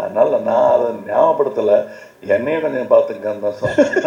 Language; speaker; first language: Tamil; native; Tamil